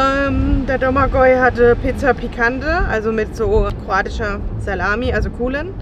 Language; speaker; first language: German; native; German